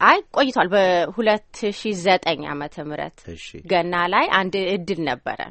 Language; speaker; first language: Amharic; early bilingual, heritage; Amharic